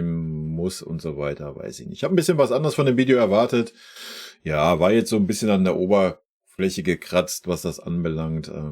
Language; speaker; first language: German; native; German